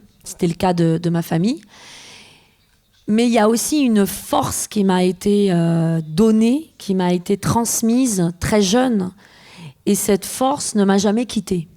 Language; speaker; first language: French; early bilingual, other home language; Persian